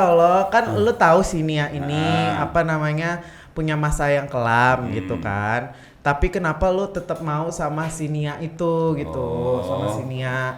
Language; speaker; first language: Indonesian; native; Indonesian